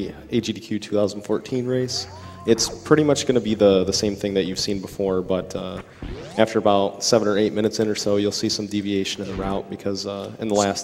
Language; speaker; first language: English; native; English